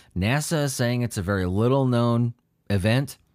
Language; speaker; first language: English; native; English